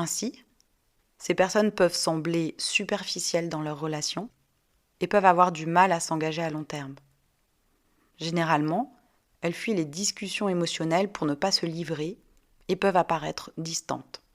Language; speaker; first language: French; native; French